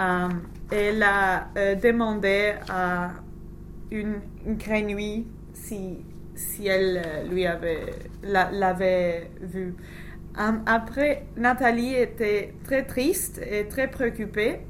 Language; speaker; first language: French; non-native, learner; English